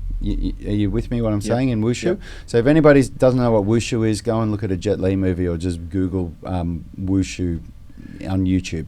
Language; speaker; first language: English; native; English